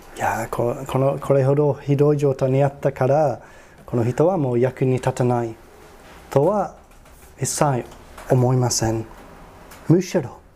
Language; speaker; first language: Japanese; non-native, fluent; English